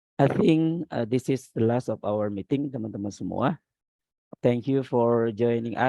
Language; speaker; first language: English; non-native, learner; Indonesian